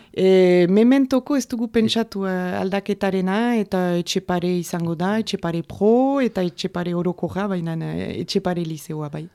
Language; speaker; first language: Basque; native; Basque